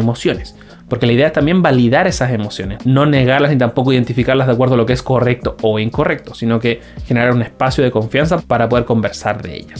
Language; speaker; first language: Spanish; native; Spanish